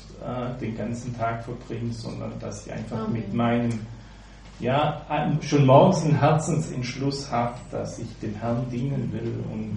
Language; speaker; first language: German; native; German